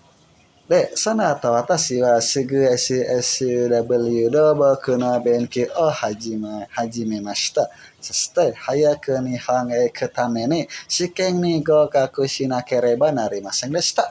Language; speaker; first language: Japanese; non-native, learner; Indonesian